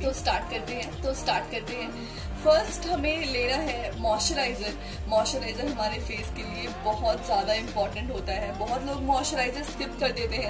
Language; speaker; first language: Hindi; native; Hindi